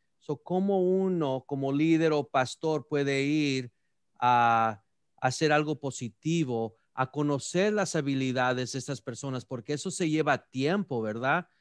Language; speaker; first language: Spanish; early bilingual, heritage; Spanish